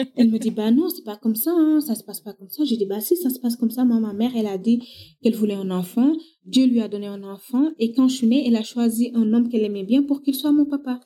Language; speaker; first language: French; non-native, local second language; Wolof